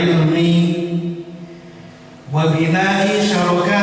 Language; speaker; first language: Arabic; non-native, fluent; Indonesian